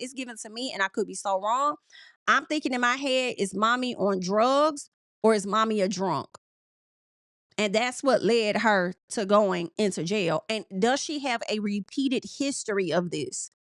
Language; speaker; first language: English; native; English